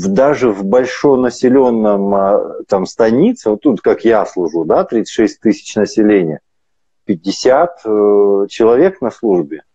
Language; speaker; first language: Russian; native; Russian